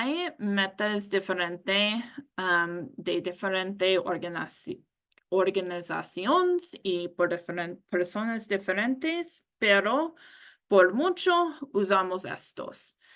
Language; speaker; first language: Spanish; non-native, learner; English